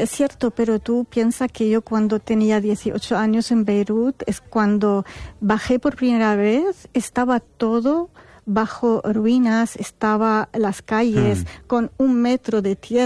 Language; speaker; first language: Spanish; non-native, fluent; Arabic